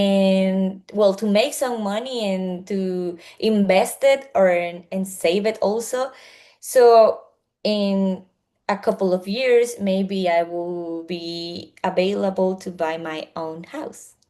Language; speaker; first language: English; non-native, learner; Spanish